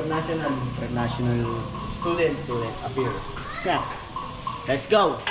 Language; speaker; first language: English; non-native, local second language; Filipino